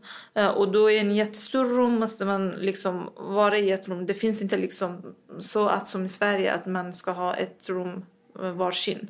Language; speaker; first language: Swedish; non-native, fluent; Persian